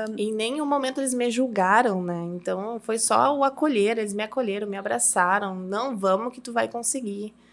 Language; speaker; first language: Portuguese; early bilingual, heritage; Portuguese